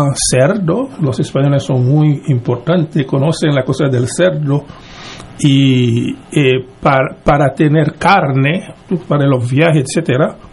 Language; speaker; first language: Spanish; non-native, fluent; Haitian Creole